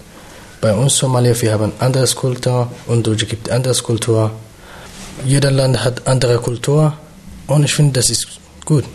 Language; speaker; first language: German; non-native, learner; Somali